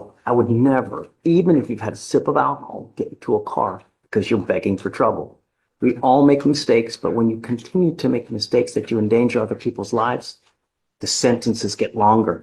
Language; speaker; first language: English; native; English